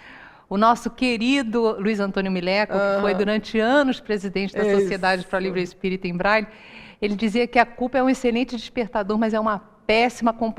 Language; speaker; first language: Portuguese; native; Portuguese